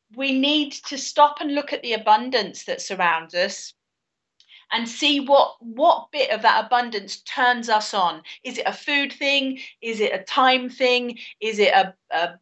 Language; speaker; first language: English; native; English